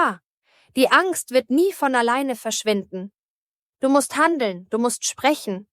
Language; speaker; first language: German; native; German